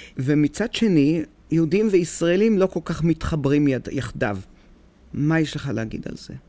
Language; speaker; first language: Hebrew; native; Hebrew